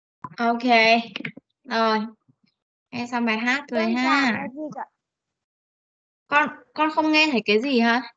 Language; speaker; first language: Vietnamese; native; Vietnamese